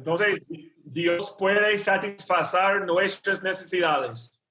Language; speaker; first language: Spanish; non-native, learner; English